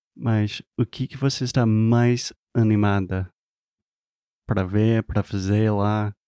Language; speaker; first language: Portuguese; non-native, fluent; English